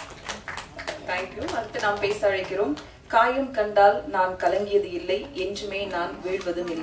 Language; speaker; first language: Tamil; native; Tamil